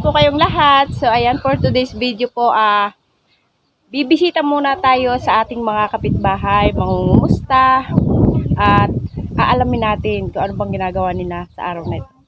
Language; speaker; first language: Filipino; non-native, local second language; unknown